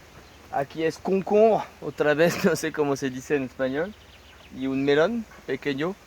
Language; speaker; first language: Spanish; non-native, fluent; French